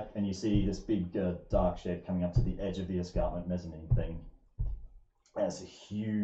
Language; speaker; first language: English; native; English